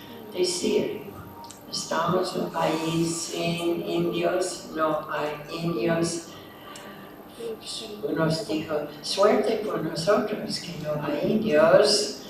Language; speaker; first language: Spanish; non-native, fluent; English